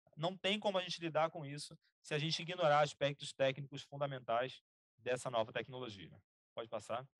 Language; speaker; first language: Portuguese; native; Portuguese